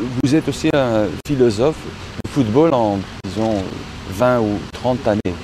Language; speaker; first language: French; non-native, fluent; Slovenian